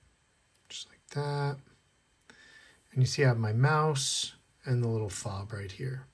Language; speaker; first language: English; native; English